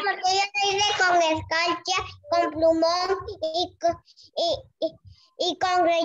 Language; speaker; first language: Spanish; native; Spanish